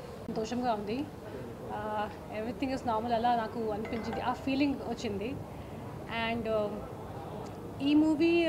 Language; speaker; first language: Telugu; non-native, learner; Hindi